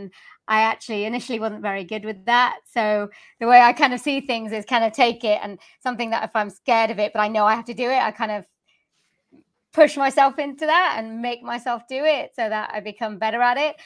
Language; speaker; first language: English; native; English